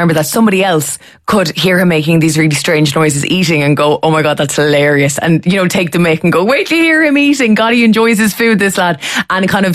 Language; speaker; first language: English; native; English